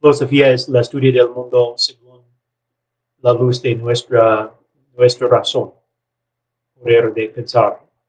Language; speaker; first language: Spanish; non-native, learner; English